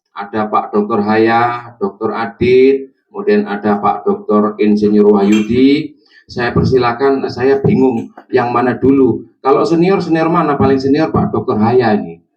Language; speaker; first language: Indonesian; non-native, local second language; Javanese